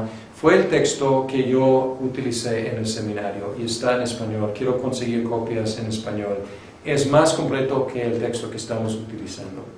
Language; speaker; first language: Spanish; non-native, fluent; English